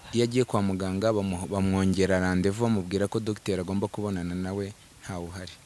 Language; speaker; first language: Kinyarwanda; native; Kinyarwanda